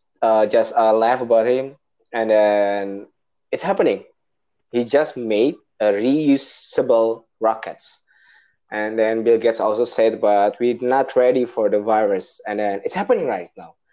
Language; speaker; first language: English; non-native, learner; Indonesian